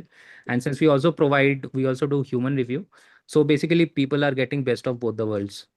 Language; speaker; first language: English; non-native, local second language; Hindi